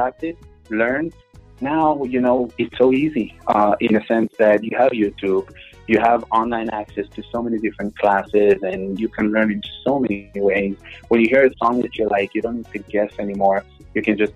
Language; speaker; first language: English; non-native, fluent; Hebrew